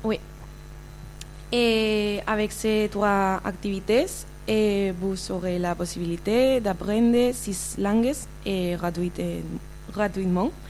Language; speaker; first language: French; non-native, learner; Spanish